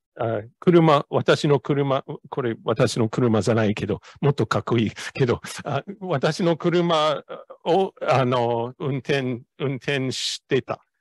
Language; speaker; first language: Japanese; non-native, learner; English